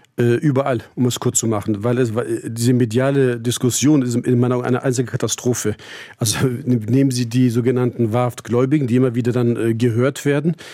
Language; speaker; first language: German; early bilingual, other home language; Turkish